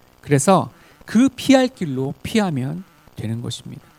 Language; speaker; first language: Korean; native; Korean